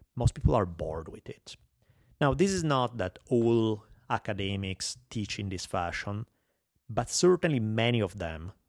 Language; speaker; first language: English; non-native, fluent; Italian